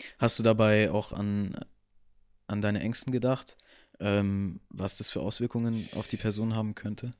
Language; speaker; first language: German; native; German